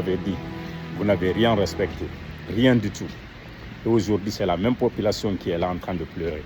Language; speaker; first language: French; non-native, local second language; Fula